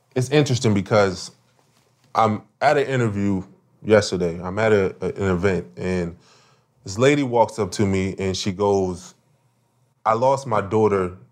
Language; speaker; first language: English; native; English